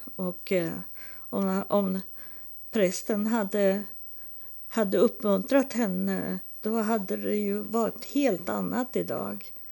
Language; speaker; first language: Swedish; native; Swedish